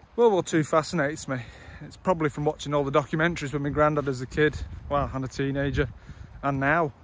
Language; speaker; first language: English; native; English